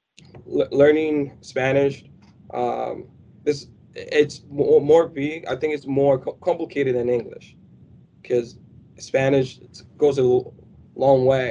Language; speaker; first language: English; non-native, fluent; Spanish